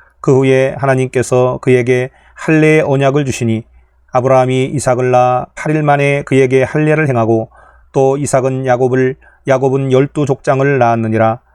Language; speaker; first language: Korean; native; Korean